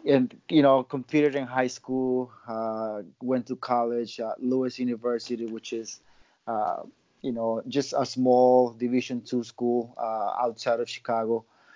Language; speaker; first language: English; non-native, fluent; Spanish